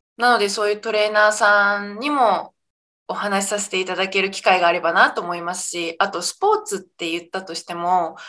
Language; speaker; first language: Japanese; native; Japanese